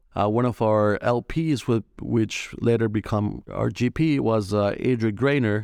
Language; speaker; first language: English; non-native, fluent; Spanish